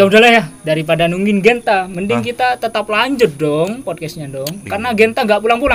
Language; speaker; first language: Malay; non-native, local second language; Javanese